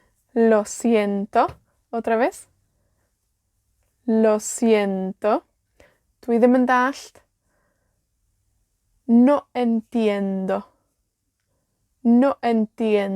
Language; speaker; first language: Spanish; non-native, learner; Welsh